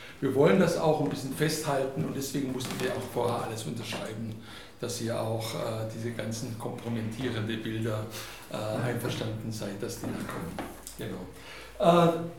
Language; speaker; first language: German; non-native, fluent; Hungarian